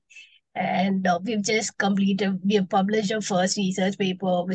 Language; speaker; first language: English; non-native, local second language; Tamil